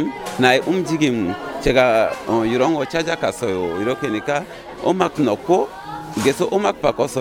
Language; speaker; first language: Korean; non-native, learner; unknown